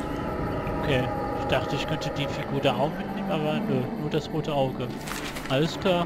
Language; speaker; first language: German; native; German